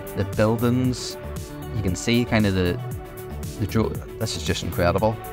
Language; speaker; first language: English; native; English